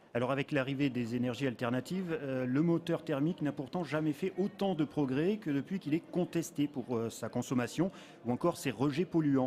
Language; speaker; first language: French; native; French